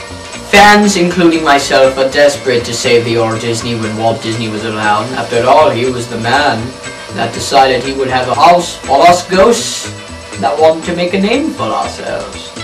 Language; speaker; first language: English; native; English